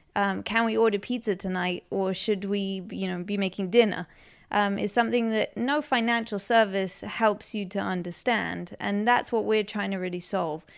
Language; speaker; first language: English; native; English